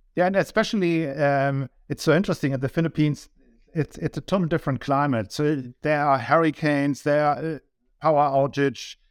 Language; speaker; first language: English; non-native, fluent; German